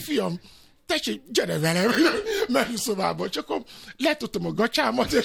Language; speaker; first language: Hungarian; non-native, fluent; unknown